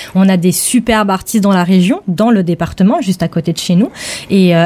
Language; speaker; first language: French; native; French